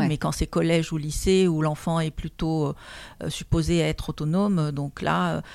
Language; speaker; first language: French; non-native, local second language; Arabic